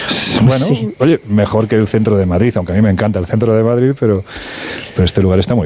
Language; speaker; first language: Spanish; native; Spanish